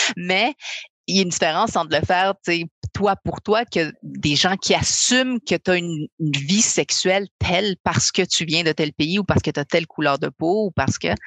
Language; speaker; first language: French; early bilingual, other home language; Spanish